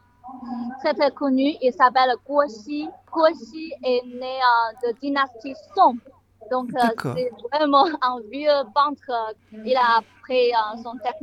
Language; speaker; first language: French; non-native, learner; Chinese